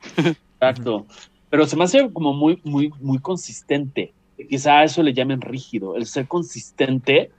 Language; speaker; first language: Spanish; native; Spanish